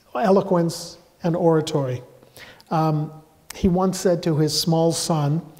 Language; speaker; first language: English; native; English